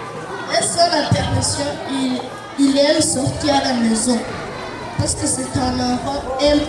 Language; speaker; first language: French; non-native, learner; Kinyarwanda